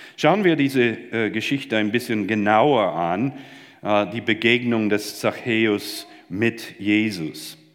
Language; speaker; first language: German; non-native, fluent; English